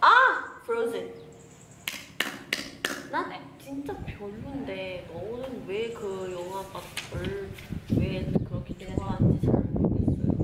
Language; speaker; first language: Korean; non-native, learner; Malay